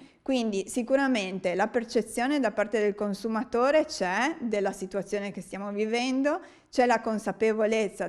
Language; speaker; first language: Italian; native; Italian